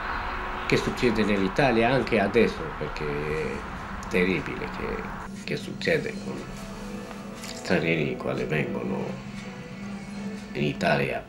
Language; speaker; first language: Italian; non-native, fluent; Romanian